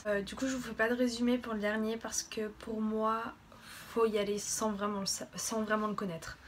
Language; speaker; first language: French; native; French